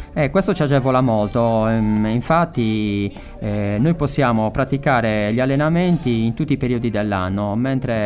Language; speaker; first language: Italian; native; Italian